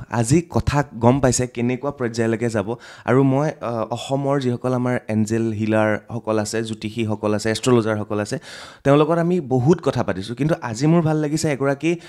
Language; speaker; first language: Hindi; non-native, local second language; Assamese